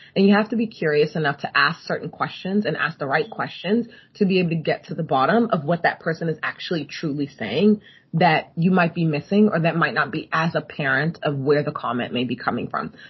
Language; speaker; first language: English; native; English